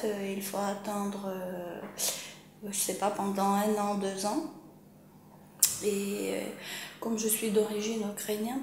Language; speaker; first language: French; non-native, fluent; Ukrainian